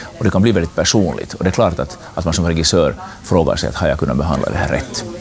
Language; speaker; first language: Swedish; native; Swedish